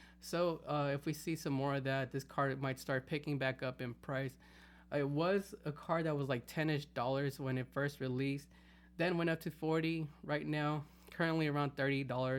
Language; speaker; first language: English; native; English